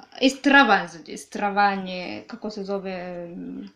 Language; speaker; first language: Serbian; non-native, learner; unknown